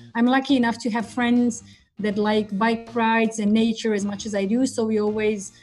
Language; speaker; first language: English; non-native, fluent; Croatian